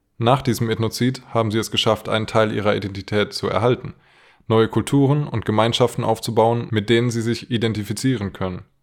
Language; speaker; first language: German; native; German